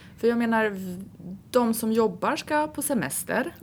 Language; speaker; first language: Swedish; native; Swedish